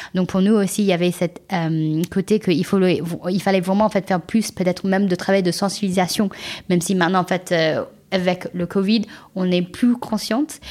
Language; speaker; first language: French; non-native, fluent; English